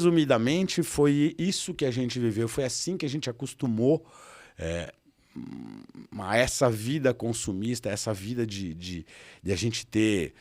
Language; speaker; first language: Portuguese; native; Portuguese